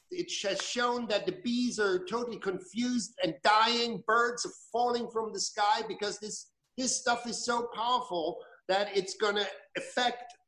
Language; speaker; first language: English; non-native, fluent; German